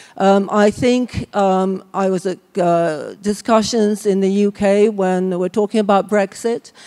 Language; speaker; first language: English; native; English